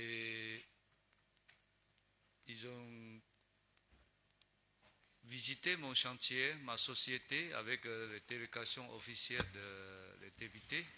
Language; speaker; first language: French; non-native, learner; Chinese